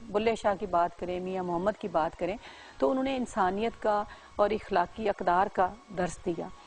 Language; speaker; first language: Urdu; non-native, local second language; Punjabi